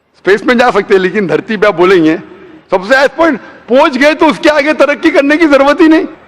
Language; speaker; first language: Hindi; non-native, local second language; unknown